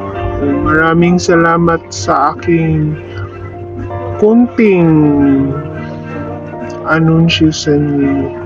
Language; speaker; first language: Filipino; native; Filipino